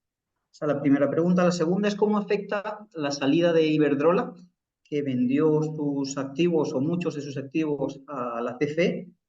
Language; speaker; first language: Spanish; native; Spanish